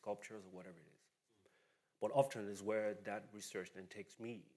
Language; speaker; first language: English; non-native, local second language; Bini